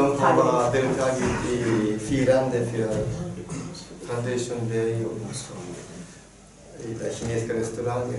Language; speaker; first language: Swedish; non-native, learner; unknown